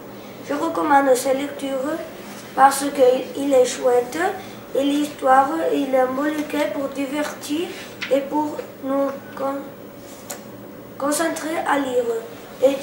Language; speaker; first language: French; non-native, learner; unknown